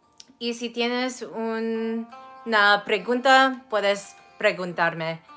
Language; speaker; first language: Spanish; non-native, learner; English